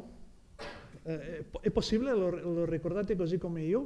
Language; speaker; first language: Italian; non-native, fluent; Catalan